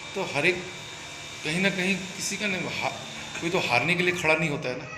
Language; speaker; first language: Hindi; non-native, local second language; Bangla